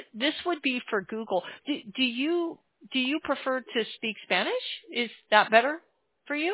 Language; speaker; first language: English; native; English